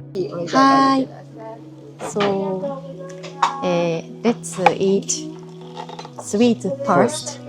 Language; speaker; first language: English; non-native, learner; Japanese